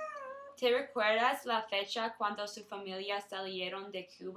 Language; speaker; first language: Spanish; non-native, learner; English